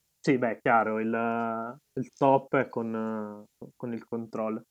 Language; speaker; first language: Italian; native; Italian